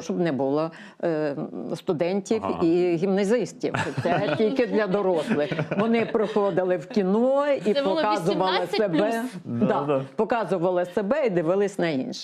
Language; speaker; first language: Ukrainian; native; Ukrainian